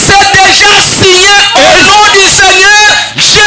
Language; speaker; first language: French; non-native, local second language; Lingala